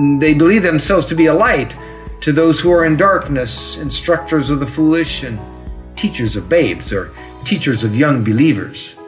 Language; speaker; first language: English; native; English